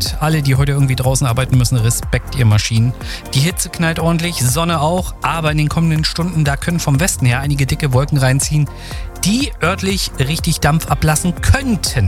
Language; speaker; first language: German; native; German